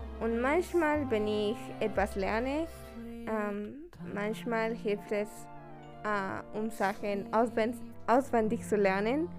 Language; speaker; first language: German; non-native, learner; Spanish